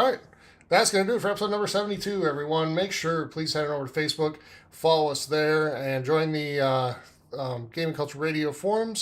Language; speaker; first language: English; native; English